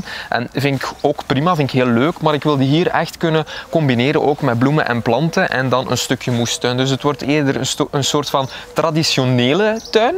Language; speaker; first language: Dutch; native; Dutch